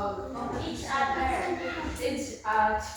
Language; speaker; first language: English; non-native, learner; Indonesian